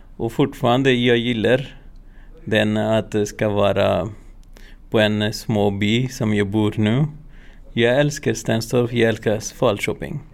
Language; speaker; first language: Swedish; non-native, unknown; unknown